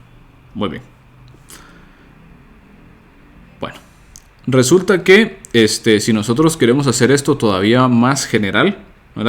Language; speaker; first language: Spanish; native; Spanish